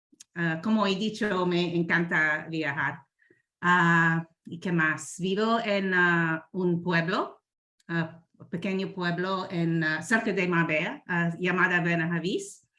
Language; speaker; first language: Spanish; non-native, learner; English